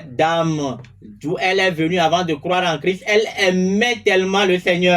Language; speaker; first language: French; non-native, local second language; Ewe